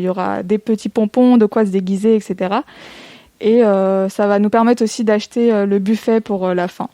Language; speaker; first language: French; native; French